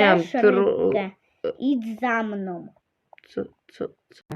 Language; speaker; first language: Polish; non-native, learner; Russian